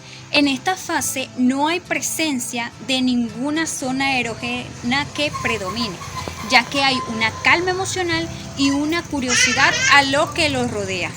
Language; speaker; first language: Spanish; native; Spanish